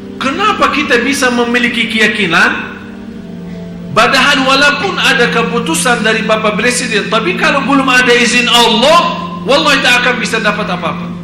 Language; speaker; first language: Indonesian; non-native, fluent; Arabic